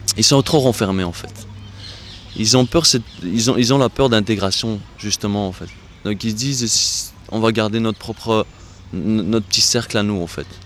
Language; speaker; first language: French; non-native, fluent; Armenian